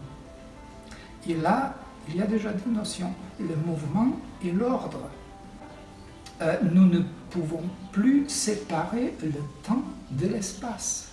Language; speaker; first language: French; non-native, fluent; Serbian